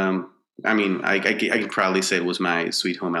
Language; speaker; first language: English; non-native, local second language; Bangla